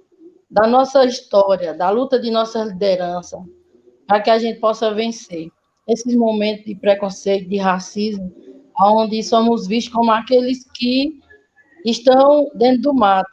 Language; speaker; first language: Portuguese; native; Portuguese